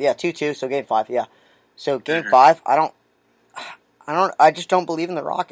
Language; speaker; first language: English; native; English